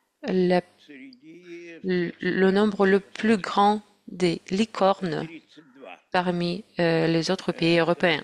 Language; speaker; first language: French; non-native, fluent; Russian